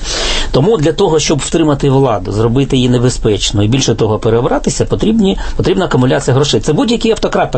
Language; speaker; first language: Ukrainian; native; Ukrainian